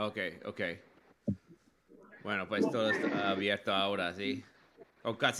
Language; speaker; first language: Spanish; non-native, learner; English